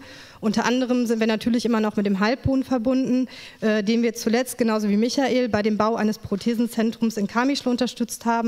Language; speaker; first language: German; native; German